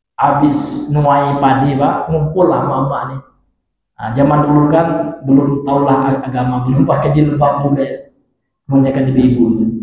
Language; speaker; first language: Indonesian; non-native, local second language; Minangkabau